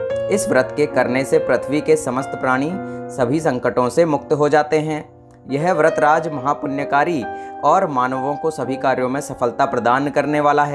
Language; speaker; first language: Hindi; native; Hindi